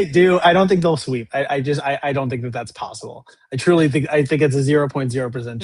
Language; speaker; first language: English; native; English